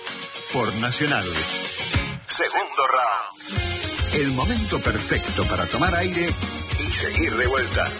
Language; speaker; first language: Spanish; native; Spanish